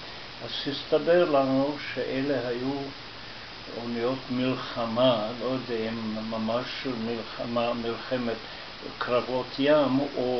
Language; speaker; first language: Hebrew; non-native, fluent; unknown